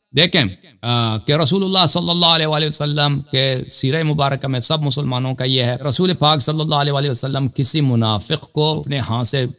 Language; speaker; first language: Urdu; non-native, fluent; Persian